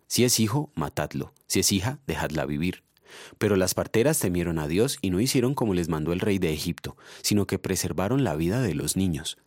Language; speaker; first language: Spanish; native; Spanish